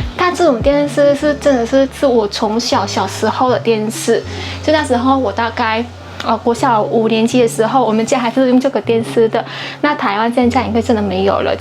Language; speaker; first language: Chinese; non-native, fluent; Vietnamese